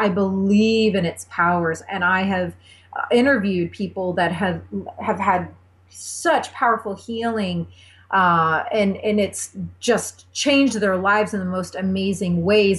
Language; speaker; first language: English; native; English